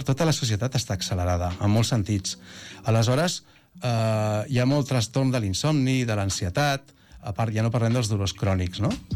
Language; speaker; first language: Catalan; native; Catalan